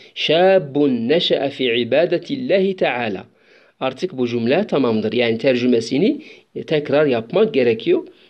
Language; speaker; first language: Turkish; non-native, fluent; Arabic